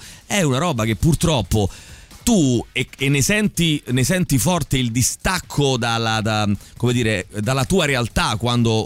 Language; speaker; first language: Italian; native; Italian